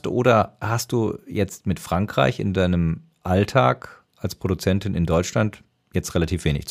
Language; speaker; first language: German; native; German